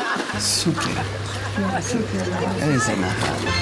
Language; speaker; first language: Hebrew; non-native, fluent; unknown